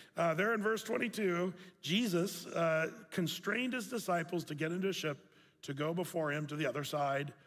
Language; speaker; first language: English; native; English